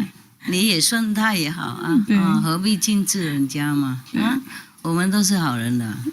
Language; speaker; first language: Chinese; non-native, fluent; Vietnamese